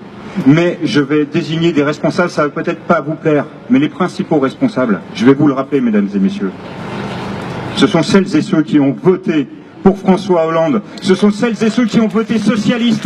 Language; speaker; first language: French; native; French